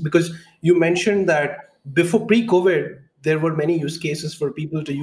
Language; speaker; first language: English; non-native, local second language; Hindi